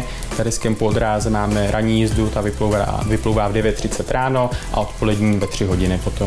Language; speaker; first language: Czech; native; Czech